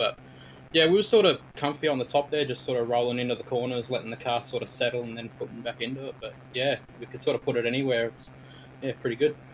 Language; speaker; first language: English; native; English